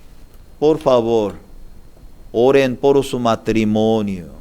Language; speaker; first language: Spanish; non-native, learner; Korean